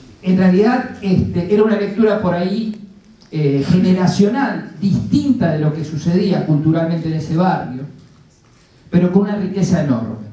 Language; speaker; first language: Spanish; native; Spanish